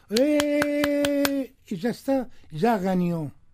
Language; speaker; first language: Portuguese; non-native, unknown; Arabic